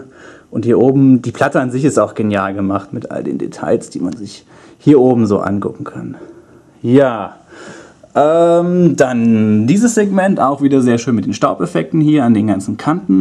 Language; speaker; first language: German; native; German